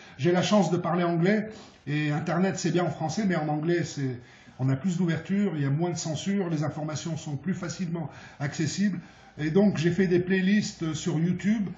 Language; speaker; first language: French; early bilingual, other home language; Arabic